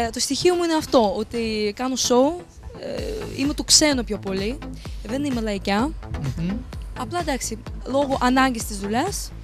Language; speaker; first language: Greek; early bilingual, other home language; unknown